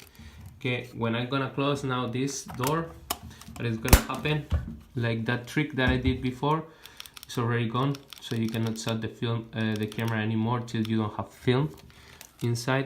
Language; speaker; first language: English; non-native, fluent; Spanish